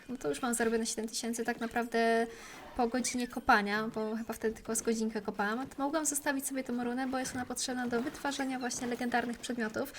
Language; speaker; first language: Polish; native; Polish